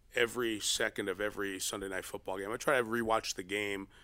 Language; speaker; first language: English; native; English